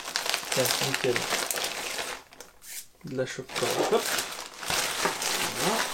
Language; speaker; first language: French; native; French